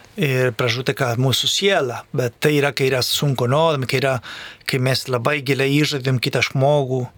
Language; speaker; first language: Lithuanian; non-native, fluent; Spanish